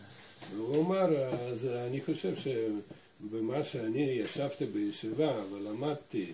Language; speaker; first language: Hebrew; non-native, fluent; Russian